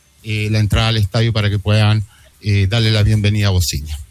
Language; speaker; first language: Spanish; native; Spanish